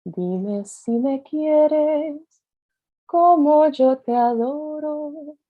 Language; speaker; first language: Spanish; early bilingual, other home language; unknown